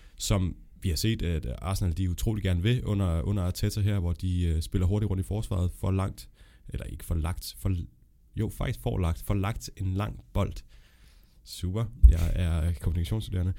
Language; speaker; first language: Danish; native; Danish